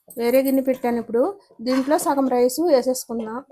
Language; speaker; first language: Telugu; native; Telugu